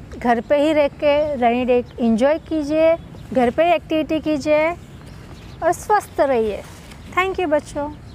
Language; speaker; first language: Hindi; non-native, local second language; Gujarati